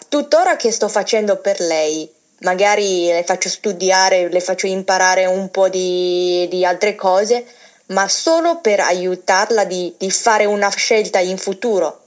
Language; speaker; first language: Italian; non-native, fluent; Chinese